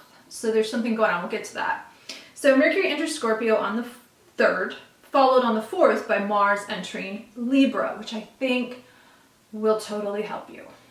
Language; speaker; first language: English; native; English